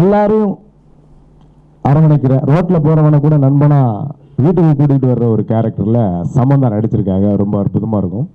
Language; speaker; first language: Tamil; native; Tamil